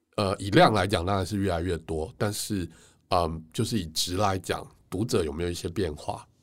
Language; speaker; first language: Chinese; native; Chinese